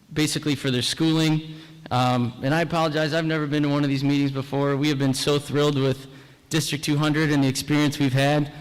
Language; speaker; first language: English; native; English